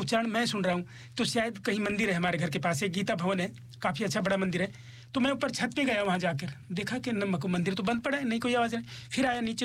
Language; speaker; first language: Hindi; native; Hindi